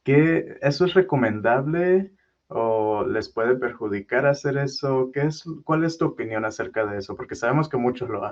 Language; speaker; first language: Spanish; native; Spanish